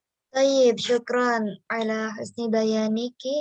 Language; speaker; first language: Arabic; non-native, learner; Indonesian